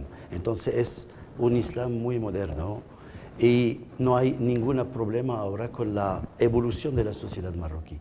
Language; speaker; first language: Spanish; non-native, fluent; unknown